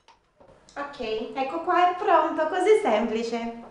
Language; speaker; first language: Italian; non-native, fluent; Portuguese